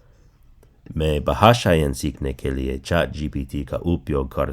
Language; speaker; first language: Hindi; non-native, learner; English